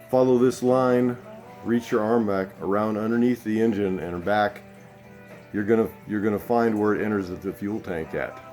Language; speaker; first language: English; native; English